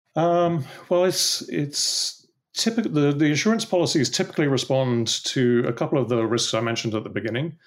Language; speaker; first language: English; native; English